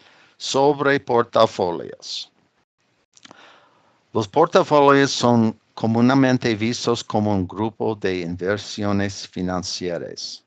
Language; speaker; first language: Spanish; non-native, fluent; English